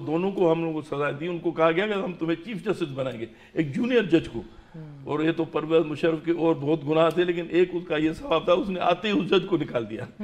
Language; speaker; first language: Urdu; non-native, local second language; Sindhi